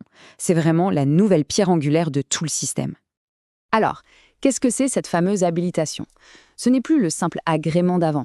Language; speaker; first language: French; native; French